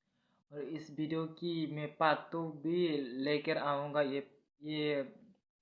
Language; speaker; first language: Hindi; non-native, local second language; Kok Borok